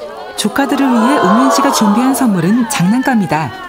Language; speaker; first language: Korean; native; Korean